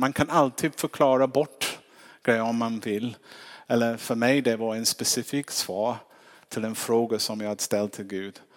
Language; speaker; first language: Swedish; non-native, fluent; English